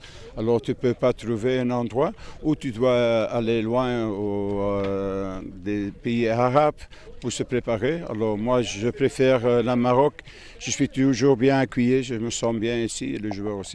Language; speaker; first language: French; non-native, fluent; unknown